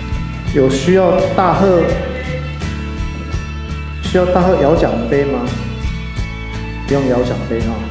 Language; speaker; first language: Chinese; native; Chinese